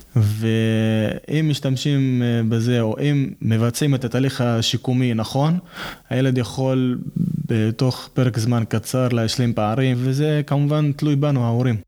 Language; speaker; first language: Hebrew; non-native, local second language; Arabic